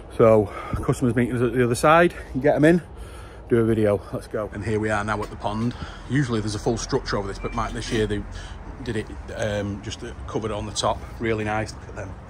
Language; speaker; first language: English; native; English